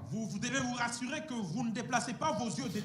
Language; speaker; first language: French; non-native, fluent; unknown